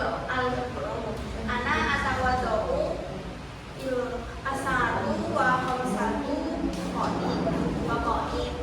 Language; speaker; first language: Arabic; non-native, learner; Indonesian